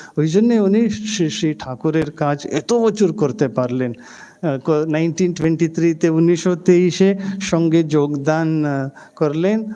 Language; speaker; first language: Bangla; non-native, local second language; Hindi